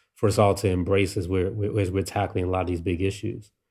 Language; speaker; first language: English; native; English